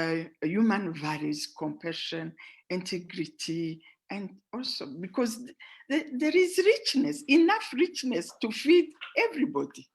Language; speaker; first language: English; non-native, fluent; Rundi